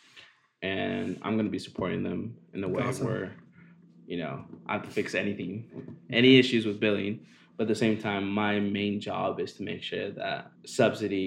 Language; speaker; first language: English; native; English